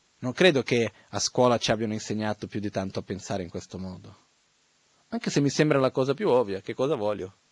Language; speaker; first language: Italian; non-native, fluent; Portuguese